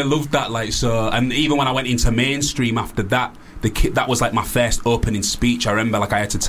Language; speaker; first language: English; native; English